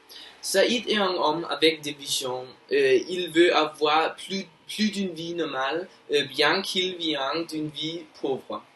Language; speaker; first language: French; non-native, learner; Norwegian